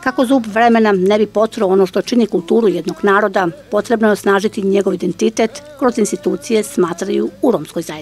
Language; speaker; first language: Serbian; native; Serbian